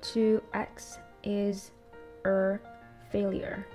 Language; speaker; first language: English; non-native, fluent; Vietnamese